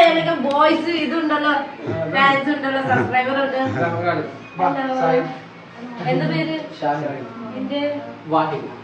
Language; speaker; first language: Malayalam; non-native, learner; Nepali